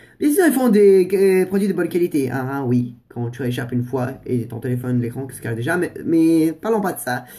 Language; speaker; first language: French; non-native, fluent; Russian